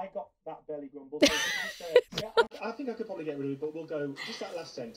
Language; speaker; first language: English; native; English